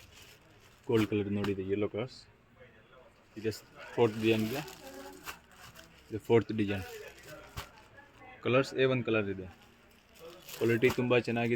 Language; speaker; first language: Kannada; non-native, local second language; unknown